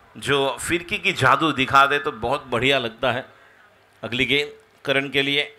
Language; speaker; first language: Hindi; non-native, local second language; Marathi